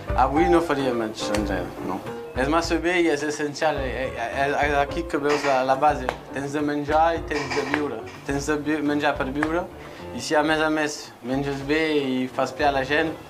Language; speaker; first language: Catalan; non-native, local second language; French